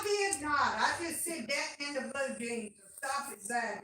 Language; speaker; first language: English; native; English